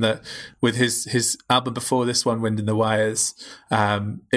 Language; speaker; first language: English; native; English